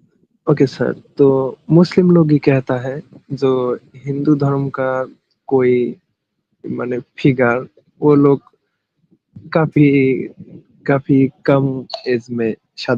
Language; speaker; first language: Hindi; non-native, learner; Bangla